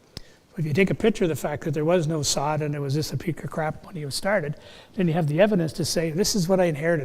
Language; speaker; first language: English; native; English